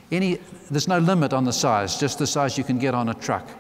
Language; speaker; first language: English; native; English